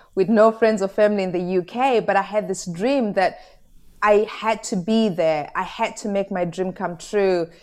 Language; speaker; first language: English; non-native, local second language; Shona